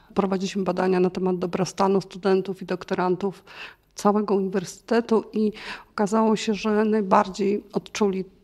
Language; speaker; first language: Polish; native; Polish